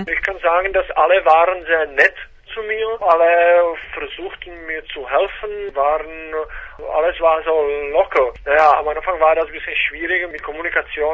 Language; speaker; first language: German; non-native, fluent; Czech